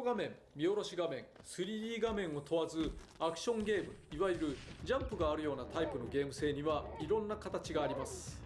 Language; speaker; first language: Japanese; native; Japanese